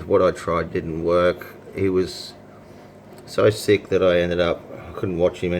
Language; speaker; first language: English; native; English